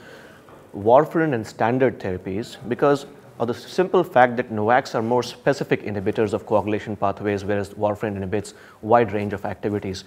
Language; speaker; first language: English; non-native, local second language; Hindi